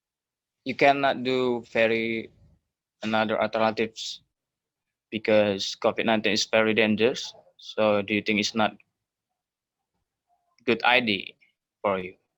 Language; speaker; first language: English; non-native, learner; Indonesian